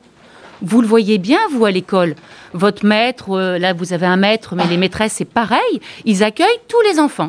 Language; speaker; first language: French; native; French